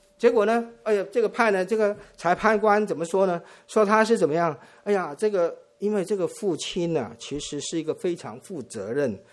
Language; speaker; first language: Chinese; non-native, local second language; Cantonese